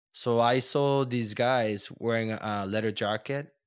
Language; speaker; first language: English; non-native, fluent; Korean